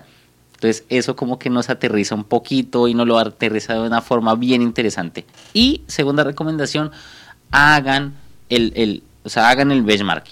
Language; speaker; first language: Spanish; native; Spanish